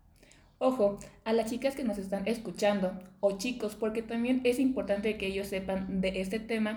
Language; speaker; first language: Spanish; native; Spanish